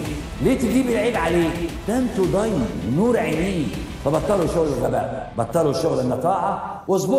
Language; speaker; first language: Arabic; native; Arabic